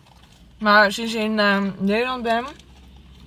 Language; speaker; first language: Dutch; native; Dutch